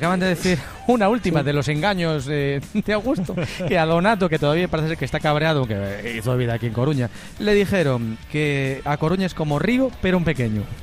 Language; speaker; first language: Spanish; native; Spanish